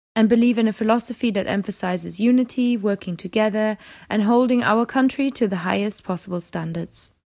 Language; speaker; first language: English; non-native, fluent; German